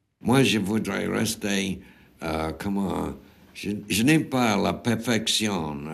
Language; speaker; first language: French; non-native, fluent; English